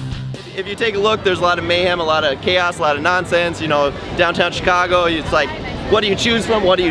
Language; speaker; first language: English; native; English